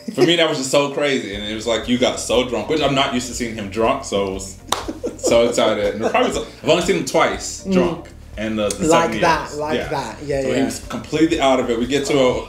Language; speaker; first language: English; native; English